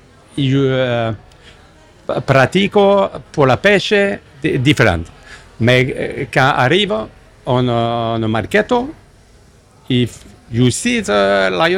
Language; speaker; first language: Italian; non-native, learner; French